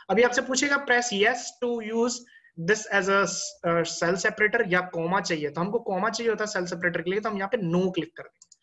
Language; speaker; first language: Hindi; native; Hindi